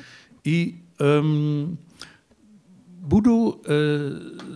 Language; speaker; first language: Czech; non-native, learner; Dutch